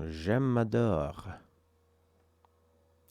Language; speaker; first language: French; non-native, learner; English